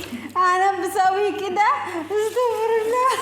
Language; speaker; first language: Arabic; non-native, learner; Amharic